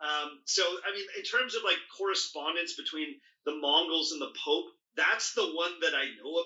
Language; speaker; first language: English; native; English